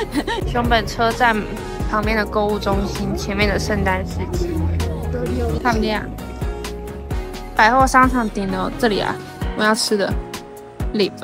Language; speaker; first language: Chinese; native; Chinese